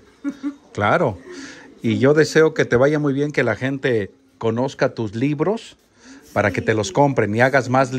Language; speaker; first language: Spanish; native; Spanish